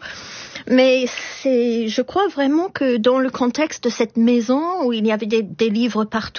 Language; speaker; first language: French; non-native, fluent; English